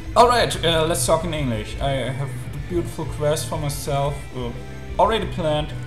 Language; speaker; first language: English; non-native, fluent; German